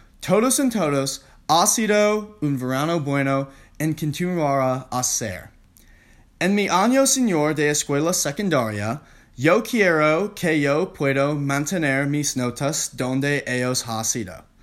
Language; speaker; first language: Spanish; non-native, learner; English